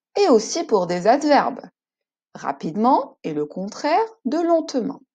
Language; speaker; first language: French; non-native, local second language; Arabic